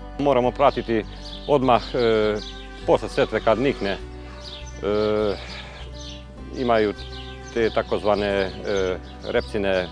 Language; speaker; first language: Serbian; non-native, local second language; Hungarian